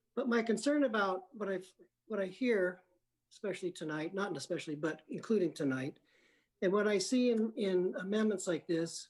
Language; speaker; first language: English; native; English